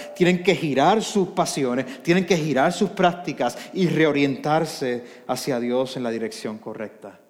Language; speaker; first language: Spanish; native; Spanish